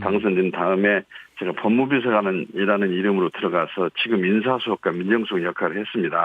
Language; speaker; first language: Korean; native; Korean